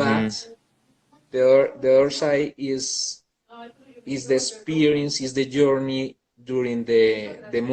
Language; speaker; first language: English; non-native, learner; Spanish